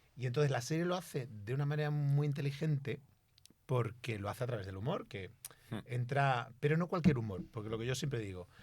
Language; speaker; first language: Spanish; native; Spanish